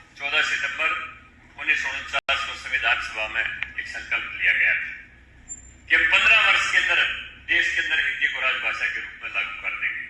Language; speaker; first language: Hindi; native; Hindi